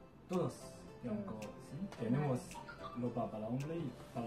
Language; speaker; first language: Spanish; non-native, learner; Chinese